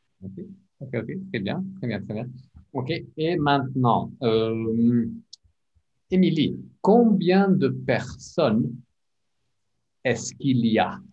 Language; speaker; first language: French; non-native, learner; English